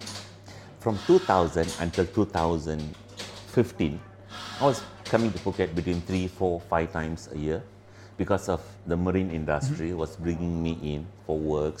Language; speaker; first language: English; non-native, local second language; Tamil